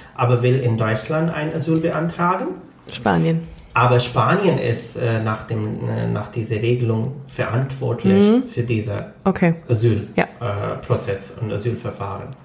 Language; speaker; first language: German; non-native, fluent; Punjabi